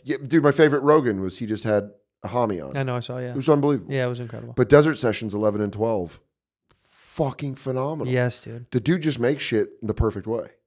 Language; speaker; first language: English; native; English